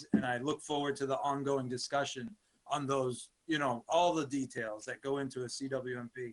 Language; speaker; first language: English; native; English